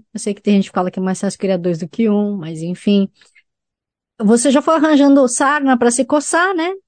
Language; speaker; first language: Portuguese; native; Portuguese